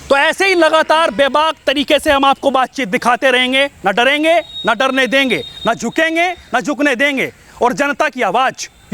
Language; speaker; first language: Hindi; native; Hindi